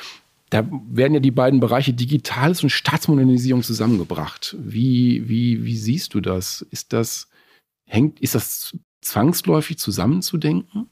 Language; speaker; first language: German; native; German